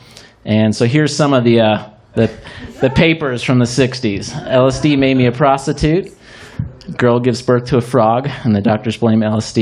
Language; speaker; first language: English; native; English